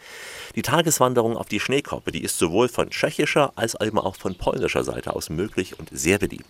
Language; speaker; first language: German; native; German